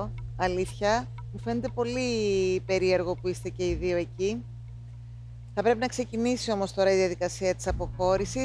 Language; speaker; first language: Greek; native; Greek